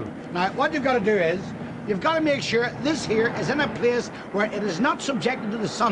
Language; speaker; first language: English; native; English